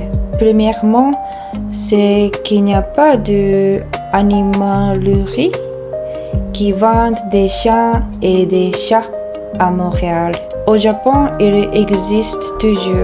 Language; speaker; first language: French; non-native, learner; Japanese